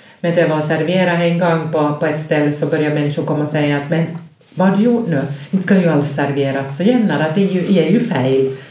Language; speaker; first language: Swedish; native; Swedish